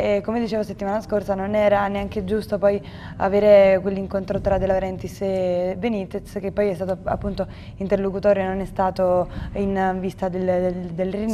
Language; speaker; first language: Italian; native; Italian